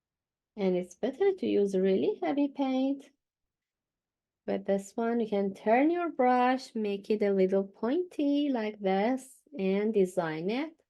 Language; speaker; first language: English; non-native, fluent; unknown